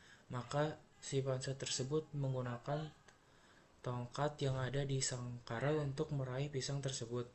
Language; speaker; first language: Indonesian; native; Indonesian